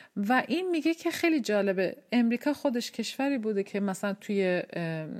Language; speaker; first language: Persian; early bilingual, heritage; Persian